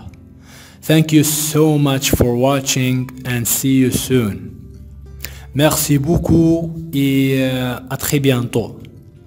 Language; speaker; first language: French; non-native, local second language; Arabic